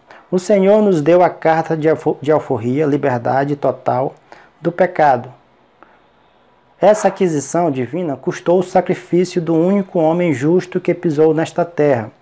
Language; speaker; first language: Portuguese; native; Portuguese